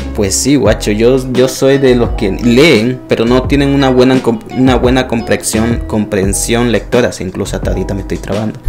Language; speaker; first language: Spanish; native; Spanish